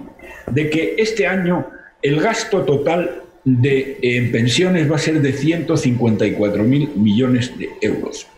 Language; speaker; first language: Spanish; native; Spanish